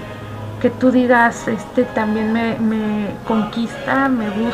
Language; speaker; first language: Spanish; native; Spanish